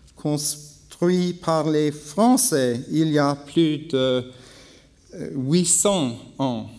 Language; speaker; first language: French; non-native, learner; English